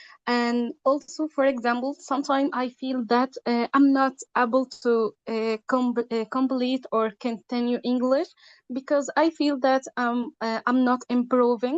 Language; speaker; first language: English; non-native, learner; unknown